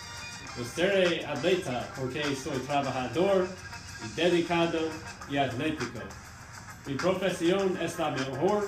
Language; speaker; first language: Spanish; non-native, learner; English